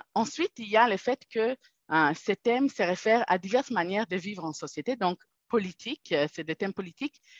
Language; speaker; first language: French; non-native, fluent; Hebrew